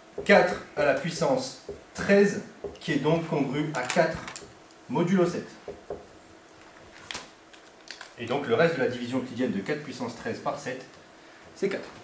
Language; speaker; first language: French; native; French